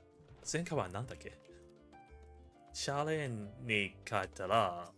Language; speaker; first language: Japanese; non-native, learner; English